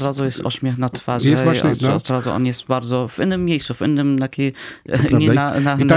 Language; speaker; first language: Polish; non-native, fluent; Arabic